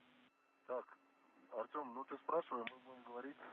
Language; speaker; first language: Russian; native; Russian